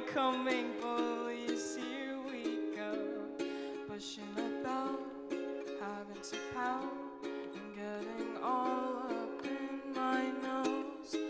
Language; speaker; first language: English; native; English